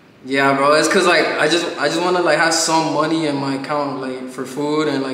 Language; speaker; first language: English; early bilingual, other home language; Spanish